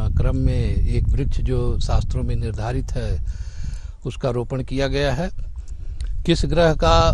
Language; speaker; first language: Hindi; native; Hindi